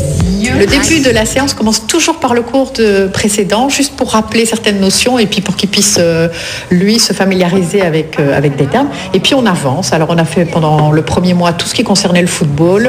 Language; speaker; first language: French; native; French